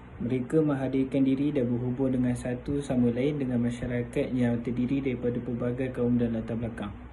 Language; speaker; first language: Malay; native; Malay